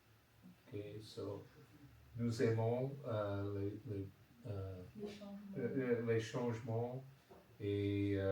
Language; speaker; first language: French; non-native, learner; English